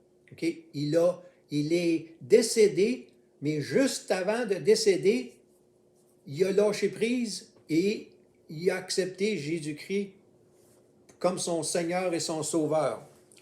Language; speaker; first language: French; native; French